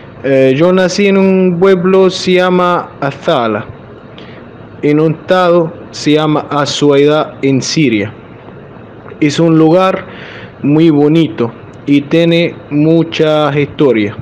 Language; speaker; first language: Spanish; non-native, fluent; Arabic